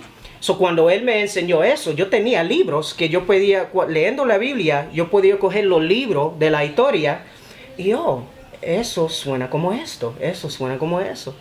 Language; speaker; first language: Spanish; early bilingual, heritage; Spanish